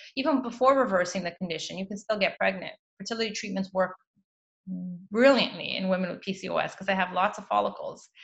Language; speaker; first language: English; native; English